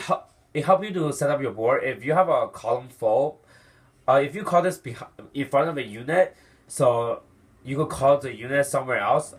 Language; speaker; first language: English; non-native, fluent; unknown